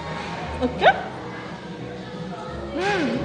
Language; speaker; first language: Korean; non-native, learner; Japanese